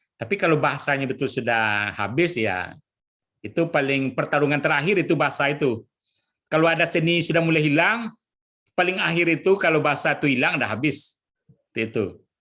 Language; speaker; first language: Indonesian; non-native, local second language; Minangkabau